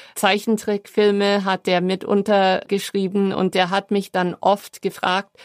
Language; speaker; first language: German; non-native, fluent; English